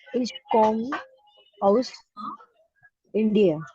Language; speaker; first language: German; non-native, learner; Marathi